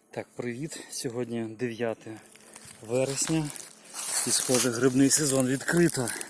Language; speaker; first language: Ukrainian; non-native, local second language; Russian